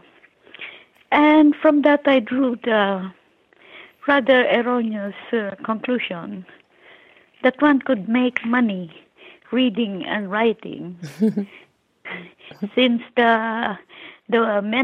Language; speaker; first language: English; non-native, local second language; Filipino